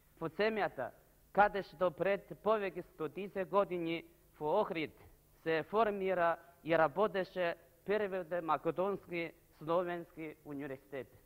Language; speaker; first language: Macedonian; non-native, fluent; Chinese